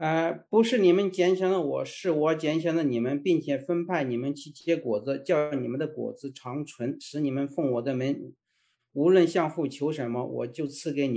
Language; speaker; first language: Chinese; native; Chinese